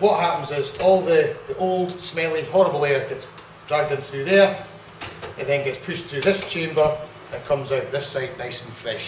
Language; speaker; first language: English; native; English